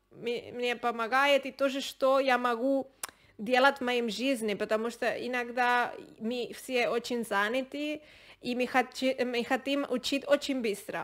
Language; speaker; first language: Russian; non-native, learner; Spanish